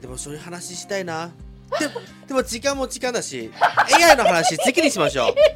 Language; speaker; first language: Japanese; non-native, fluent; Chinese